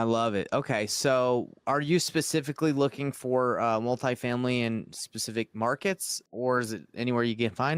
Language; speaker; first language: English; native; English